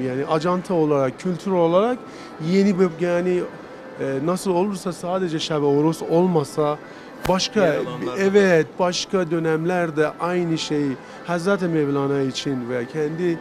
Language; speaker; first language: Turkish; non-native, learner; Persian